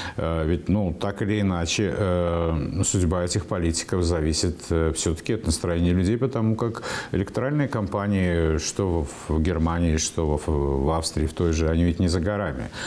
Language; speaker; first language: Russian; native; Russian